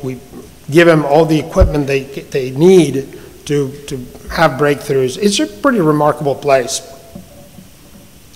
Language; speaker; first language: English; non-native, fluent; Spanish